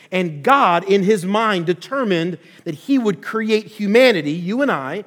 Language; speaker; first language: English; native; English